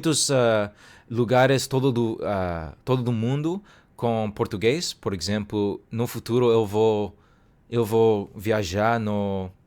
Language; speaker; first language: Portuguese; non-native, learner; Cantonese